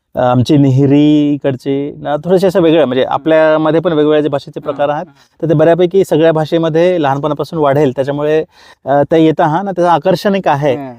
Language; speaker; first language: Marathi; non-native, local second language; Kukna